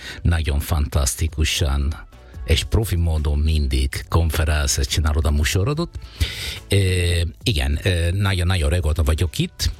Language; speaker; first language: Hungarian; non-native, fluent; Italian